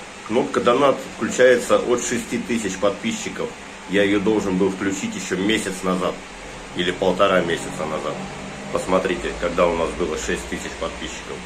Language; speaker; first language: Russian; native; Russian